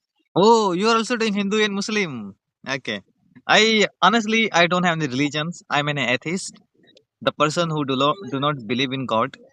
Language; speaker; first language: English; non-native, fluent; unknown